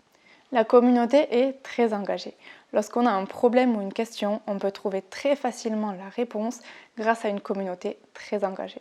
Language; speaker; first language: French; native; French